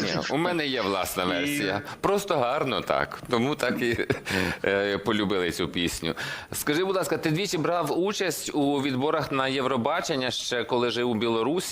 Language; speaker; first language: Ukrainian; native; Ukrainian